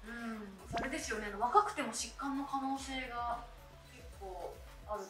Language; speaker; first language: Japanese; native; Japanese